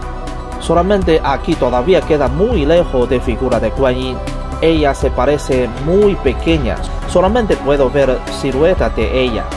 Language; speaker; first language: Spanish; non-native, learner; Chinese